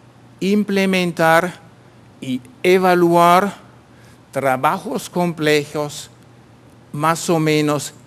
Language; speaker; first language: Spanish; non-native, fluent; German